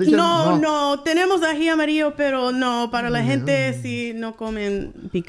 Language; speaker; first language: Spanish; early bilingual, heritage; Spanish